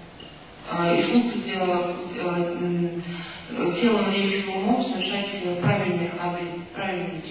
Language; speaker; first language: Russian; native; Russian